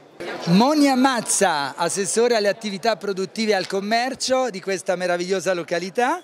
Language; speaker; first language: Italian; native; Italian